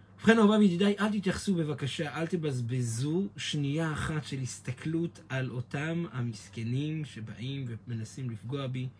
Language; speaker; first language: Hebrew; native; Hebrew